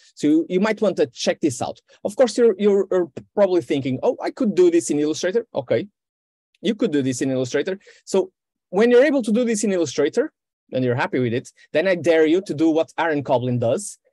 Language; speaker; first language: English; non-native, fluent; Portuguese